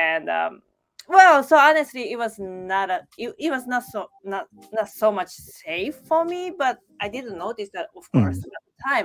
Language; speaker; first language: English; non-native, fluent; Japanese